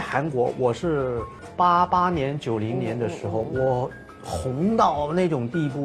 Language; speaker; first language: Chinese; non-native, local second language; Cantonese